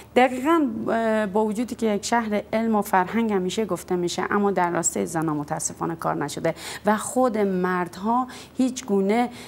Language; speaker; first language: Persian; native; Persian